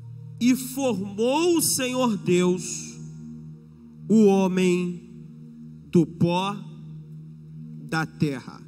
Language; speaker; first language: Portuguese; native; Portuguese